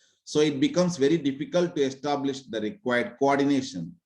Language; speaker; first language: English; non-native, local second language; Telugu